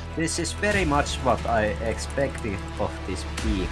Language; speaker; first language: English; non-native, learner; Finnish